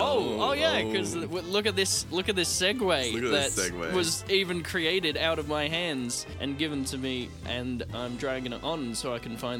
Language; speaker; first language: English; native; English